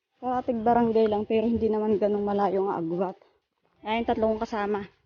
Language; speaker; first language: Filipino; non-native, local second language; Bikol